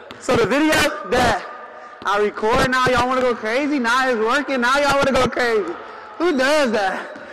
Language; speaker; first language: English; native; English